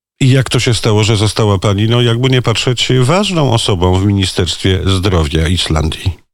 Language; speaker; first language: Polish; native; Polish